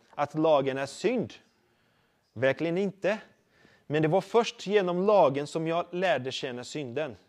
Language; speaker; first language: Swedish; non-native, fluent; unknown